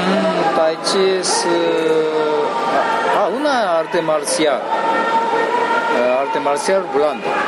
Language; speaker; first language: Spanish; non-native, learner; Japanese